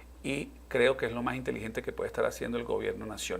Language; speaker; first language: Spanish; native; Spanish